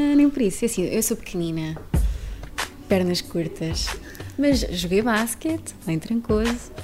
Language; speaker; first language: Portuguese; native; Portuguese